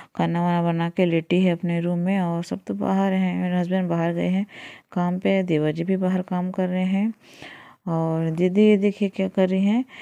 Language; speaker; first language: Hindi; non-native, local second language; Odia